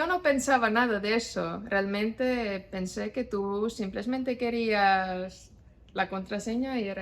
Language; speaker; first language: Spanish; non-native, fluent; Estonian